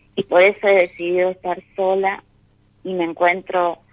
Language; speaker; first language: Spanish; native; Spanish